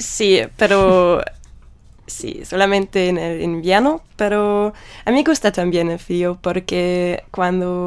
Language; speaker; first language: Spanish; non-native, learner; German